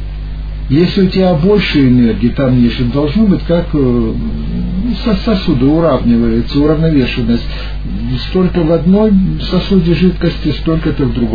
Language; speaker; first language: Russian; native; Russian